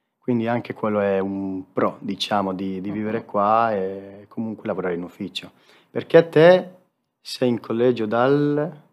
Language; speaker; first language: Italian; non-native, fluent; Spanish